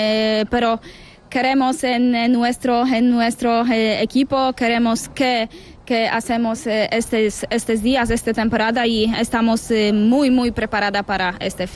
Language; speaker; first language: Spanish; non-native, learner; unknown